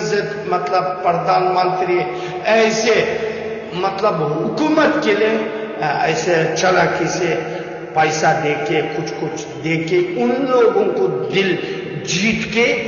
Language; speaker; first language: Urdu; non-native, learner; Uyghur